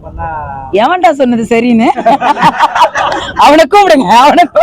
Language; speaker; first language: Tamil; native; Tamil